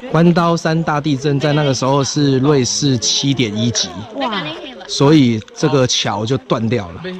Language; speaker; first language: Chinese; native; Chinese